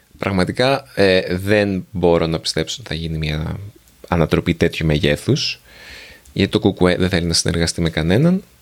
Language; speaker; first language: Greek; native; Greek